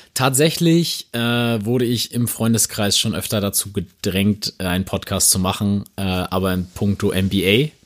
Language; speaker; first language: German; native; German